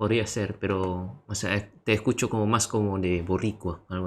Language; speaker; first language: Spanish; non-native, fluent; Indonesian